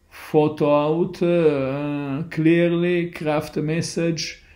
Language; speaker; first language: English; non-native, learner; Italian